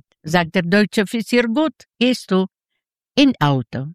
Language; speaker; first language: German; non-native, fluent; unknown